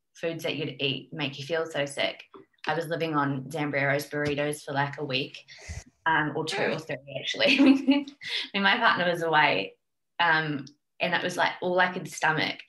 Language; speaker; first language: English; native; English